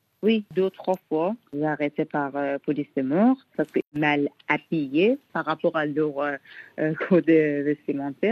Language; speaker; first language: French; non-native, learner; Persian